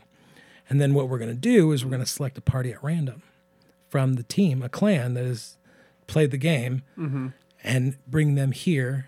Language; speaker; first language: English; native; English